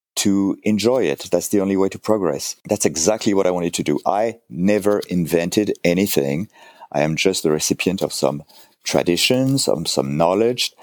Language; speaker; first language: English; non-native, fluent; French